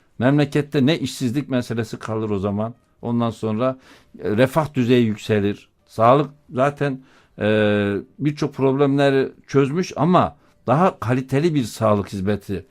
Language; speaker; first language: Turkish; native; Turkish